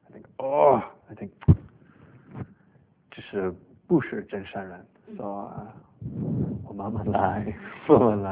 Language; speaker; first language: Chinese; non-native, learner; English